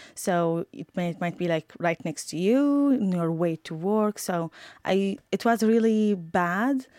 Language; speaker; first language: English; non-native, fluent; Arabic